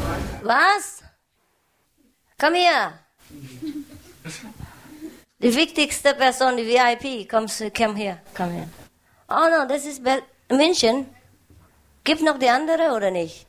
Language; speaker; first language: German; non-native, fluent; Vietnamese